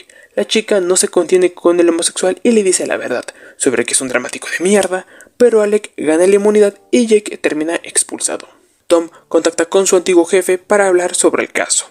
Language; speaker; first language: Spanish; native; Spanish